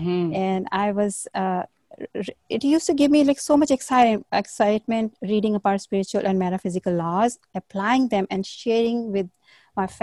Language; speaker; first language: English; non-native, local second language; Hindi